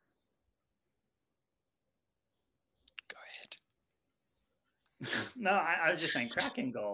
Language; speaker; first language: English; native; English